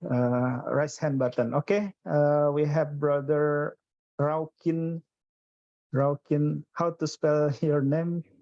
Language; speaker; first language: English; non-native, fluent; Indonesian